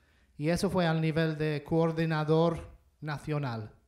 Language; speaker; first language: Spanish; non-native, fluent; English